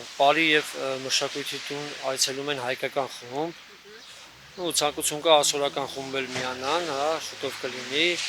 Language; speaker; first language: Armenian; non-native, local second language; Kurdish